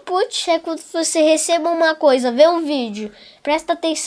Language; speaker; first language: Portuguese; non-native, local second language; English